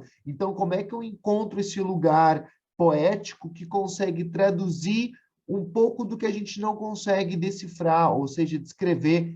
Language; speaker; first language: Portuguese; native; Portuguese